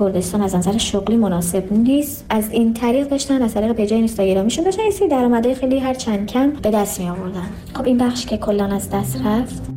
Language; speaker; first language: Persian; non-native, local second language; Kurdish